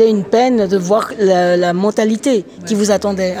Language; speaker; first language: French; native; French